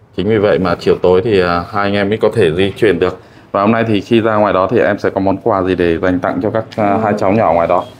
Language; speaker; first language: Vietnamese; non-native, local second language; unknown